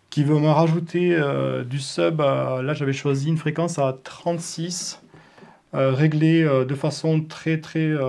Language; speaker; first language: French; native; French